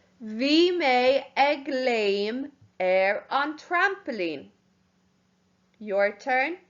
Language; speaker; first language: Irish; non-native, local second language; English